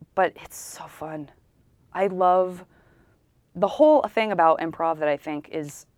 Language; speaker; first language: English; native; English